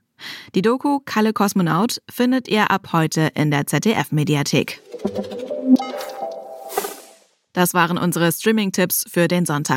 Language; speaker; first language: German; native; German